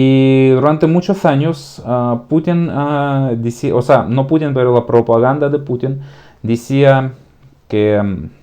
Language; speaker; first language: Spanish; non-native, fluent; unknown